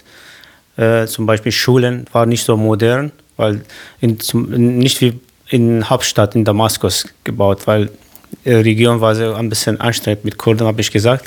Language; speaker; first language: German; non-native, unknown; Kurdish